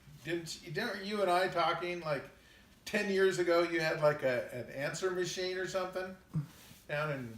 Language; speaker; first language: English; native; English